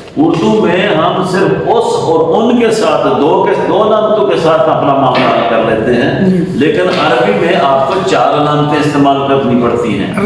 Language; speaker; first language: Urdu; native; Urdu